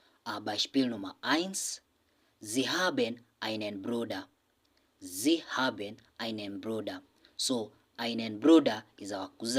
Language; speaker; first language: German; non-native, fluent; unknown